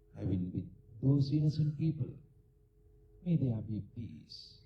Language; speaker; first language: English; non-native, local second language; Sinhala